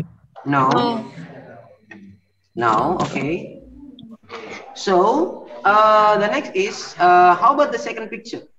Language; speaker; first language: English; non-native, learner; Indonesian